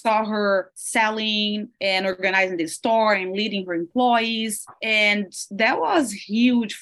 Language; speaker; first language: English; non-native, fluent; Portuguese